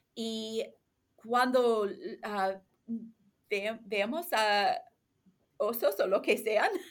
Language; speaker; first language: Spanish; non-native, learner; English